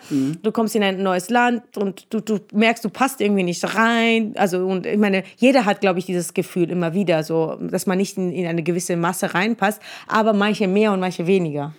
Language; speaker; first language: German; non-native, fluent; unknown